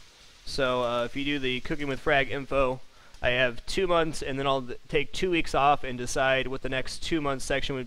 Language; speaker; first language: English; native; English